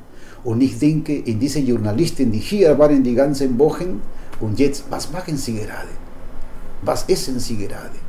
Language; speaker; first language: German; non-native, learner; Spanish